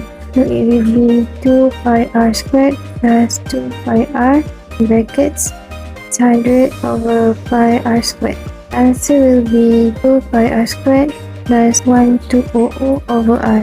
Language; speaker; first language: English; non-native, local second language; Malay